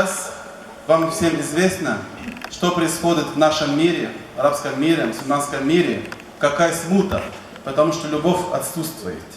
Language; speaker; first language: Russian; non-native, fluent; Arabic